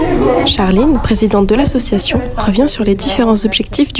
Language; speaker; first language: French; native; French